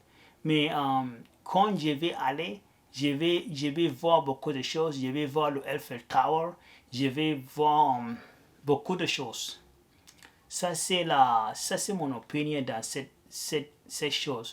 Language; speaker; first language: French; non-native, learner; Arabic